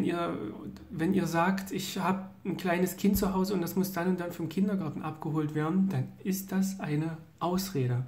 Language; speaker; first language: German; native; German